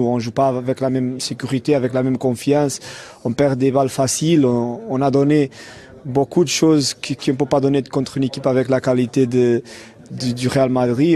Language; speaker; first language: French; non-native, fluent; Portuguese